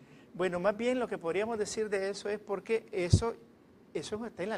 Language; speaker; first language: Spanish; native; Spanish